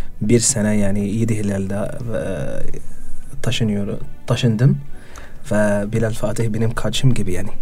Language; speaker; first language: Turkish; non-native, learner; Arabic